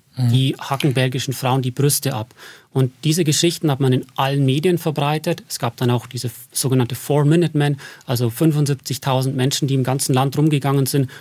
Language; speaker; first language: German; native; German